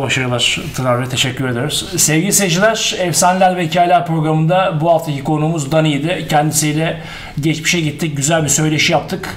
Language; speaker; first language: Turkish; native; Turkish